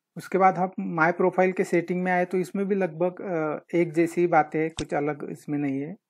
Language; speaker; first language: Hindi; non-native, local second language; Marathi